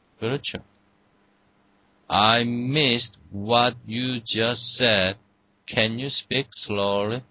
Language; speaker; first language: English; non-native, fluent; Korean